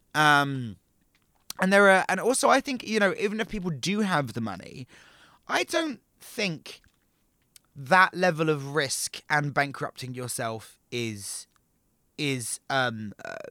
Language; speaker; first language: English; native; English